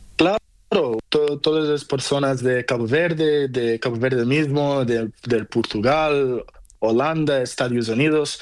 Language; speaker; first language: Spanish; non-native, learner; Portuguese